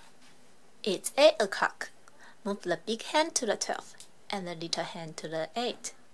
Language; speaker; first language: English; non-native, fluent; Chinese